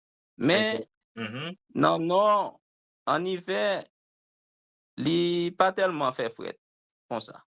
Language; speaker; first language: French; non-native, local second language; Haitian Creole